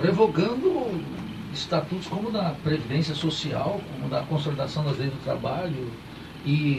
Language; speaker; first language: Portuguese; native; Portuguese